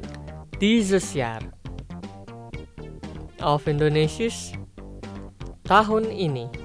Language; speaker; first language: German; non-native, fluent; Indonesian